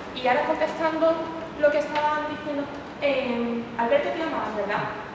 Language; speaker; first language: Spanish; native; Spanish